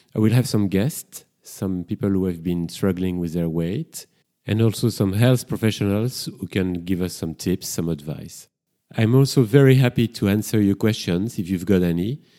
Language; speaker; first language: English; non-native, fluent; French